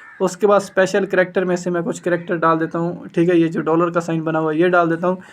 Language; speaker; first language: Urdu; native; Urdu